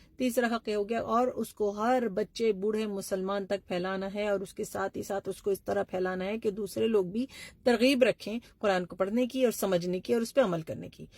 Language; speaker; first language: Urdu; native; Urdu